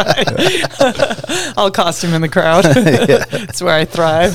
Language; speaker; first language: English; native; English